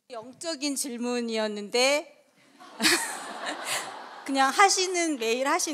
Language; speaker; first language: Korean; native; Korean